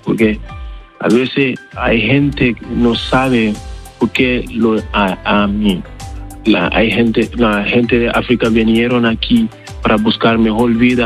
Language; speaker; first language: Spanish; non-native, learner; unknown